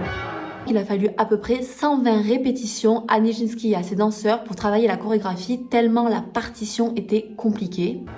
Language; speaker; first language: French; native; French